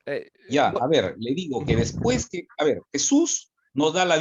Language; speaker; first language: Spanish; native; Spanish